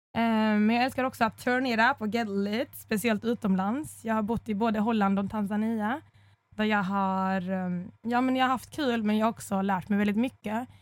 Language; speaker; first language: Swedish; early bilingual, other home language; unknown